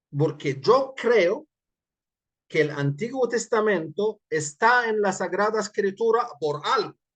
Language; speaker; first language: Spanish; non-native, fluent; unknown